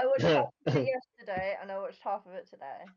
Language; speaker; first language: English; native; English